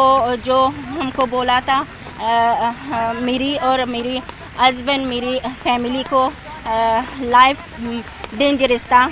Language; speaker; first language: Hindi; non-native, learner; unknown